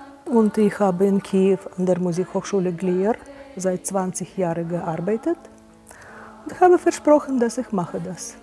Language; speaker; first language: German; non-native, fluent; Russian